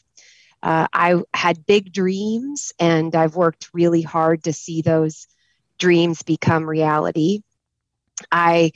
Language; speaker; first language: English; native; English